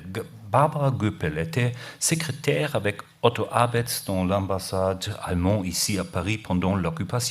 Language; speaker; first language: French; non-native, learner; German